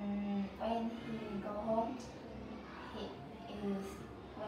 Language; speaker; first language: English; non-native, learner; Vietnamese